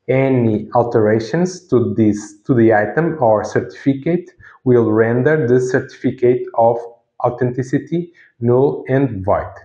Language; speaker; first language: English; non-native, fluent; Portuguese